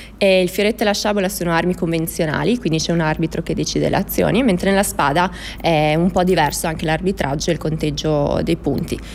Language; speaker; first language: Italian; native; Italian